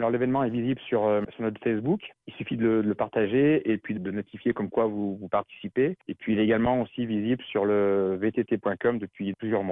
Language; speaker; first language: French; native; French